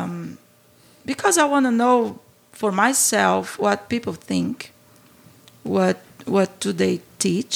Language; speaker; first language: English; non-native, fluent; Portuguese